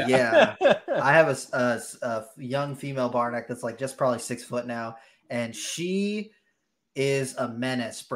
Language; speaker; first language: English; native; English